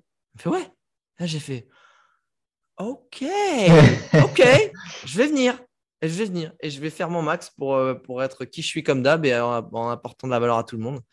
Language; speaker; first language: French; native; French